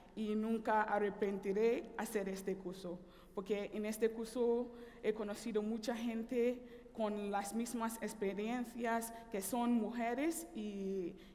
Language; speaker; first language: Spanish; non-native, fluent; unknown